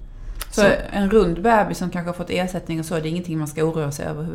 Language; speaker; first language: Swedish; native; Swedish